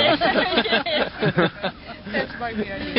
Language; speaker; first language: English; non-native, learner; Swedish